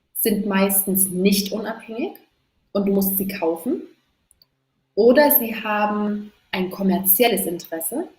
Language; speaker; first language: German; native; German